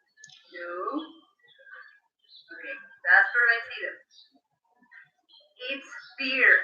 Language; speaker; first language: English; non-native, learner; Spanish